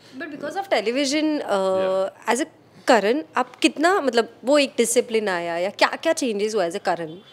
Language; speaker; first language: Hindi; non-native, local second language; Marathi